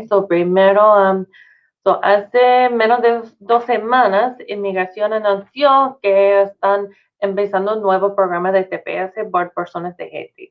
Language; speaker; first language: Spanish; non-native, fluent; English